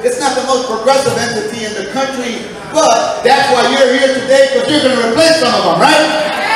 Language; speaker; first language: English; early bilingual, other home language; Spanish